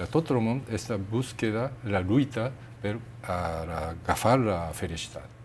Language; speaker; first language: Catalan; non-native, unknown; Japanese